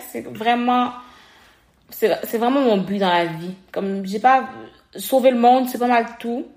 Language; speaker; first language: French; native; French